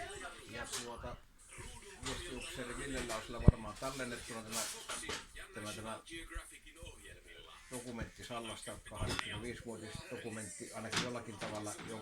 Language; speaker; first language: Finnish; native; Finnish